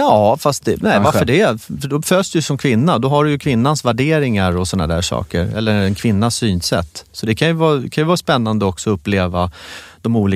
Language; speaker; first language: Swedish; native; Swedish